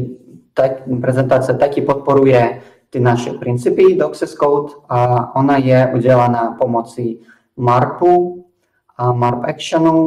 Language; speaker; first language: Czech; non-native, fluent; Russian